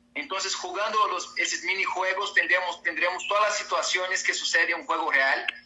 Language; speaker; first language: Spanish; non-native, fluent; Portuguese